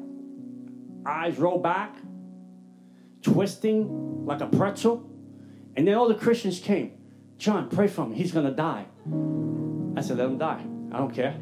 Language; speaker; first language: English; native; English